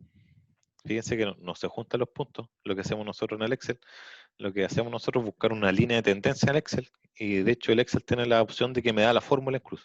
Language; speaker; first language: Spanish; native; Spanish